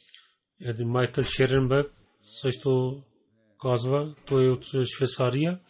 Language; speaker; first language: Bulgarian; non-native, learner; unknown